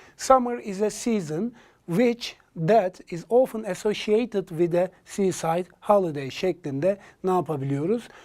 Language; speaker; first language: English; non-native, fluent; Turkish